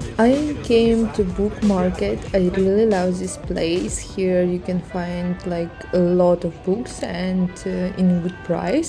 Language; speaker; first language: English; non-native, learner; Ukrainian